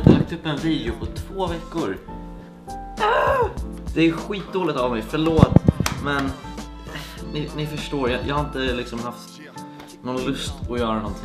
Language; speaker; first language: Swedish; native; Swedish